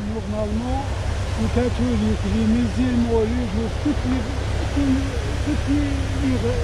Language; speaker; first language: French; non-native, learner; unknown